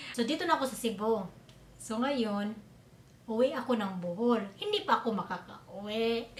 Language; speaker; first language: Filipino; non-native, local second language; Cebuano